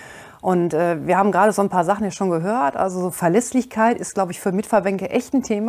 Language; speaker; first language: German; native; German